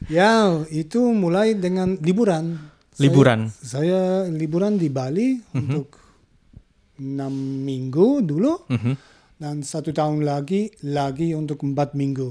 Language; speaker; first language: Indonesian; non-native, learner; German